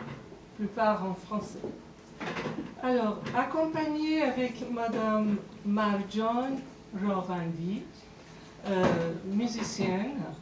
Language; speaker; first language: French; non-native, fluent; Persian